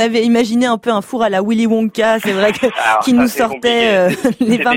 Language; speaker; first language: French; native; French